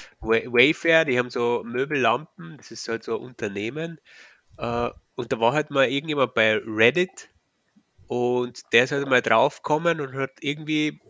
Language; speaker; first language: German; native; German